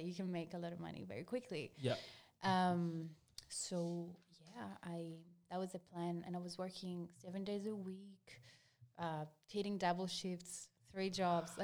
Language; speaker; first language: English; non-native, fluent; Greek